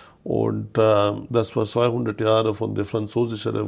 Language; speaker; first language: German; non-native, fluent; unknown